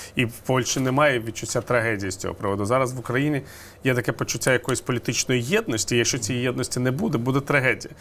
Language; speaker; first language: Ukrainian; non-native, local second language; Russian